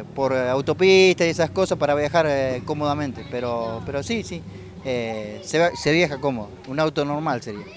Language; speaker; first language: Spanish; native; Spanish